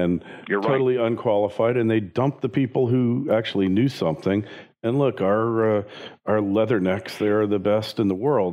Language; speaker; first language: English; native; English